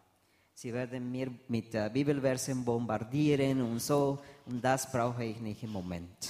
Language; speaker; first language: German; non-native, fluent; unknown